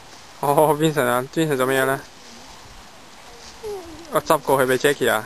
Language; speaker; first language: Cantonese; native; Cantonese